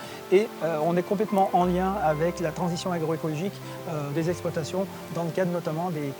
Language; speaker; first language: French; native; French